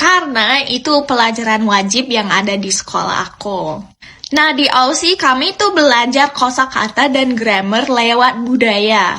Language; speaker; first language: Indonesian; non-native, fluent; English